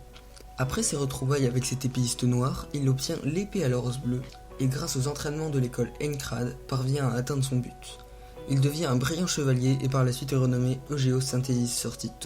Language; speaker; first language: French; native; French